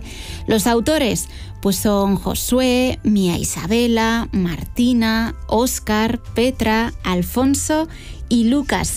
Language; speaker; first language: Spanish; native; Spanish